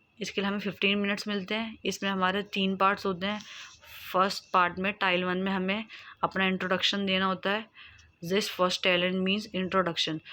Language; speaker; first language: Hindi; native; Hindi